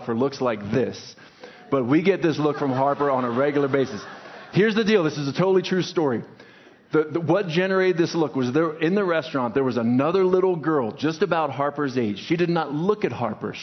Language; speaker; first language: English; native; English